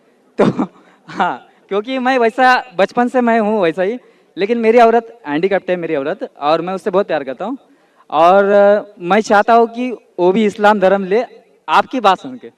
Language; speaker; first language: Hindi; non-native, local second language; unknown